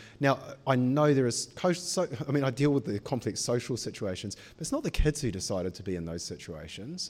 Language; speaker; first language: English; native; English